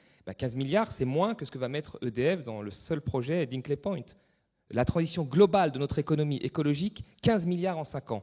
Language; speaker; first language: French; native; French